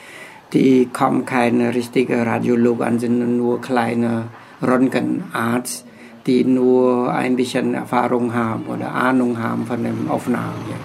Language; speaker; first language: German; non-native, learner; Khmer